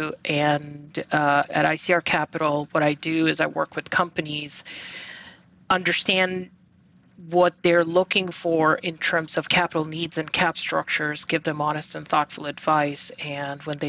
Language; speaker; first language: English; non-native, local second language; Bangla